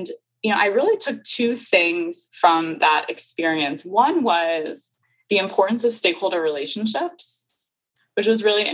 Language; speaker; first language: English; native; English